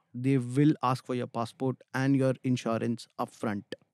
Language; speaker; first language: English; non-native, local second language; Hindi